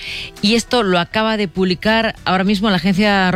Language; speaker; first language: Spanish; native; Spanish